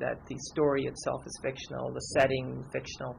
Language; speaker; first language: English; native; English